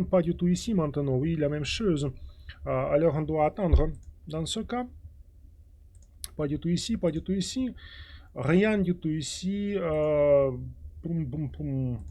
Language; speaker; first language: French; non-native, fluent; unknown